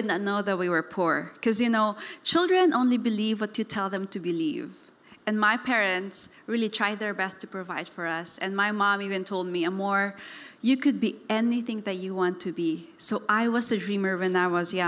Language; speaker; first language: English; non-native, local second language; Cebuano